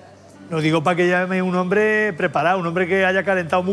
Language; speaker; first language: Spanish; native; Spanish